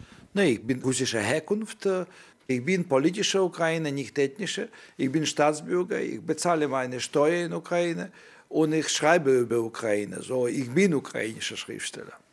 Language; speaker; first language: German; non-native, learner; Ukrainian